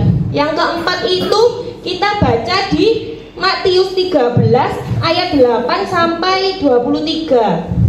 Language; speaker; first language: Indonesian; native; Indonesian